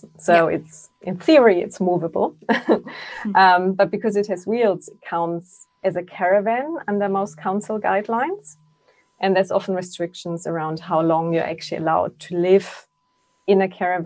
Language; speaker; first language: English; non-native, fluent; German